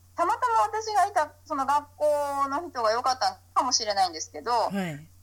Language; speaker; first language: Japanese; native; Japanese